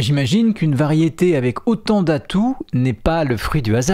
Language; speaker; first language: French; native; French